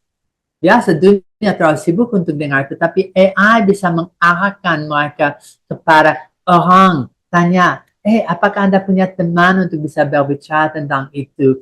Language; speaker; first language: Indonesian; non-native, fluent; English